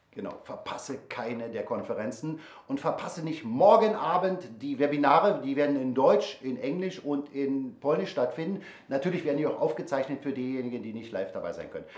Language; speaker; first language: German; native; German